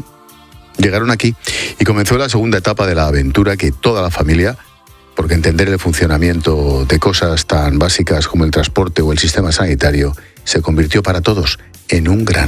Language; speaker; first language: Spanish; native; Spanish